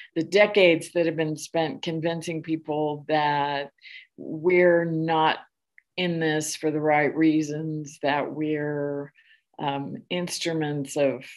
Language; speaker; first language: English; native; English